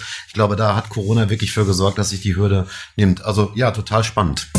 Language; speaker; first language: German; native; German